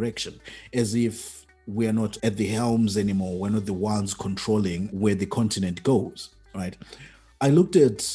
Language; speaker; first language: English; non-native, local second language; Shona